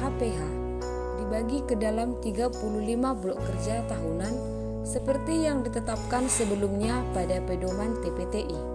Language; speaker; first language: Indonesian; native; Indonesian